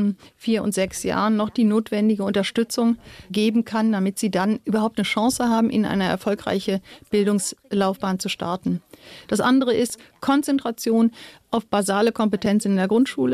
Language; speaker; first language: German; native; German